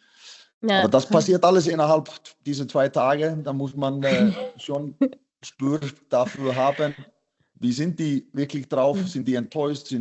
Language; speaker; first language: German; non-native, fluent; Icelandic